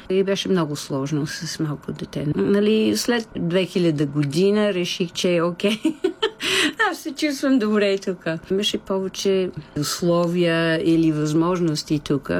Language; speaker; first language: Bulgarian; non-native, fluent; English